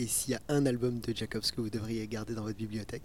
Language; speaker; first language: French; native; French